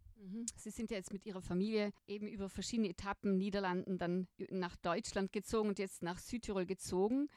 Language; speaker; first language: German; native; German